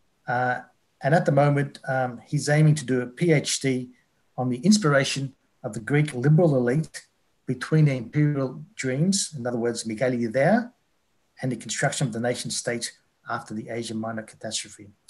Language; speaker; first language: English; early bilingual, other home language; Greek